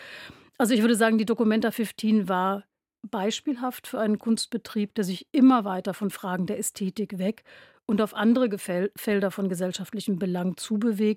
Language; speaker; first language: German; native; German